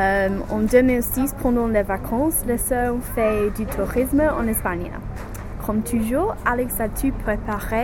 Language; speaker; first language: French; non-native, learner; English